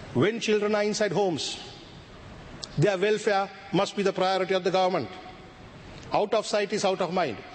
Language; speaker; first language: English; non-native, local second language; Sinhala